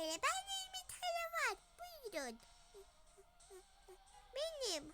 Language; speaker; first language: Turkish; early bilingual, other home language; Arabic